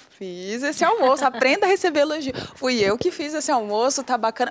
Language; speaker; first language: Portuguese; native; Portuguese